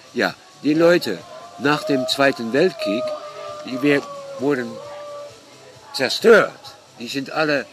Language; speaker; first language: German; non-native, fluent; Dutch